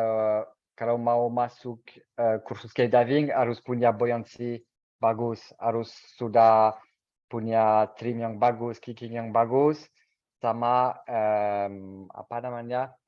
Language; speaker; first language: Indonesian; non-native, fluent; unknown